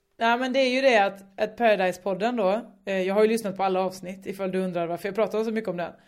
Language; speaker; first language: Swedish; native; Swedish